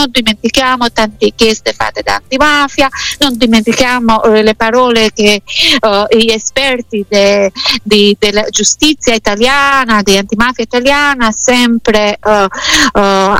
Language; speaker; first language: Italian; non-native, fluent; Albanian